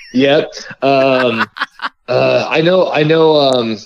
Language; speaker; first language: English; native; English